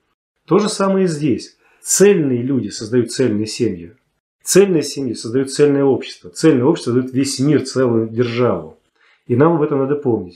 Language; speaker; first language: Russian; native; Russian